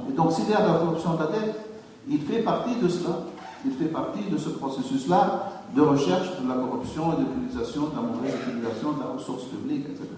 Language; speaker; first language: French; non-native, local second language; Arabic